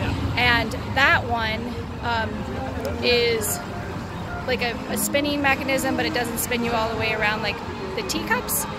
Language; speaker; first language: English; native; English